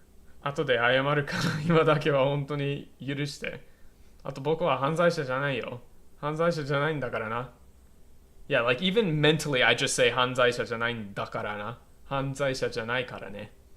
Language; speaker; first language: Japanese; non-native, fluent; English